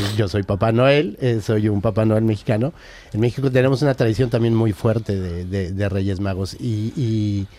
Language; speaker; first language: Spanish; native; Spanish